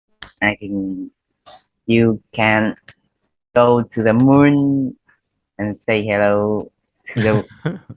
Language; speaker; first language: English; non-native, learner; Vietnamese